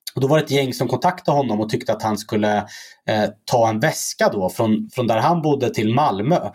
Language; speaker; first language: Swedish; early bilingual, other home language; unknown